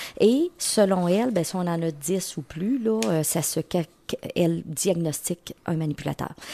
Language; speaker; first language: French; native; French